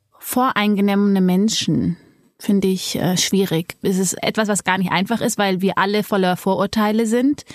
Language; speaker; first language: German; early bilingual, other home language; Amharic